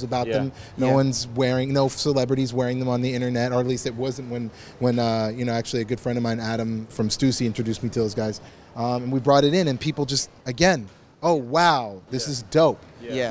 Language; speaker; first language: English; native; English